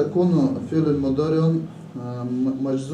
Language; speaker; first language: Arabic; non-native, learner; Chechen